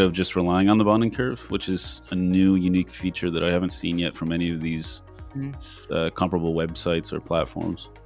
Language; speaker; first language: English; native; English